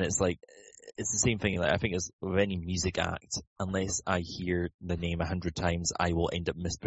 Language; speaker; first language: English; native; English